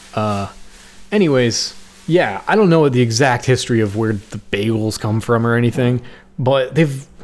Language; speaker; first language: English; native; English